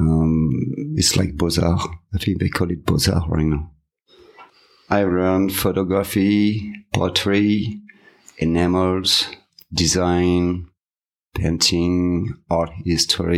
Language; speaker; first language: English; non-native, fluent; French